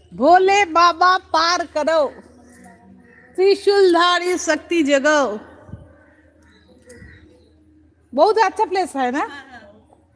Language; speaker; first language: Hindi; non-native, local second language; Bangla